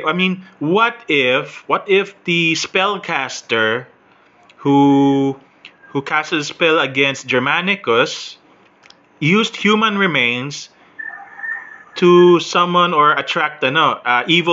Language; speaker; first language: English; non-native, local second language; Filipino